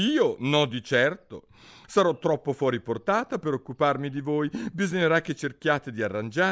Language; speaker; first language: Italian; native; Italian